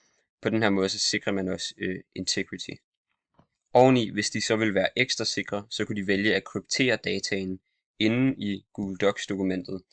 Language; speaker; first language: Danish; native; Danish